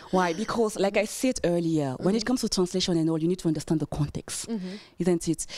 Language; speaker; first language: English; non-native, fluent; French